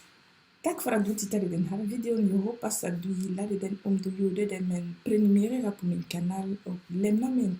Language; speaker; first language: Swedish; non-native, fluent; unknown